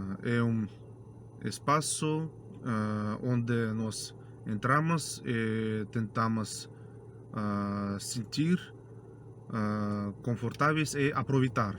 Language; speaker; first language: Portuguese; non-native, fluent; Russian